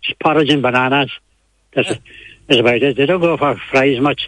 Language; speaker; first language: English; native; English